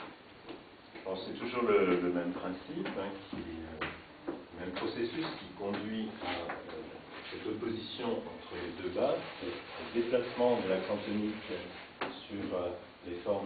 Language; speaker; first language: French; native; French